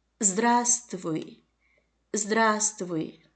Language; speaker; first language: Russian; non-native, fluent; Korean